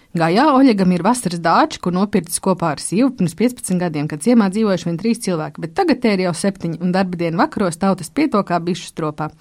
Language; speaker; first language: Latvian; native; Latvian